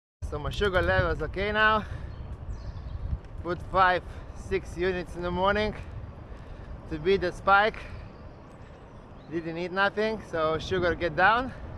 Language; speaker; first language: English; non-native, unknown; Lithuanian